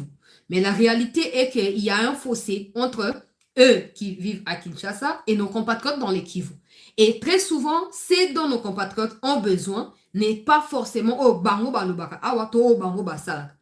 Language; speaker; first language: French; non-native, local second language; Lingala